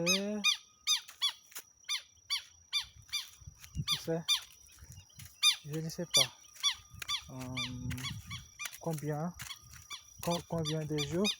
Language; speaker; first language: French; non-native, learner; Portuguese